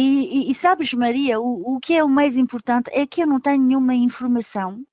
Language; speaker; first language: Portuguese; early bilingual, heritage; Portuguese